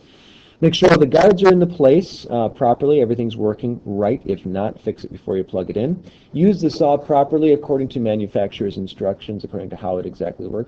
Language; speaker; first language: English; native; English